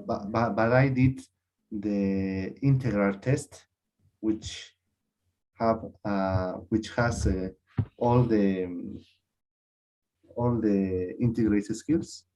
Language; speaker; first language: English; non-native, learner; Spanish